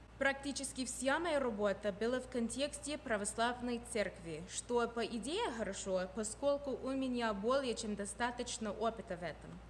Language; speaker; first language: Russian; non-native, fluent; English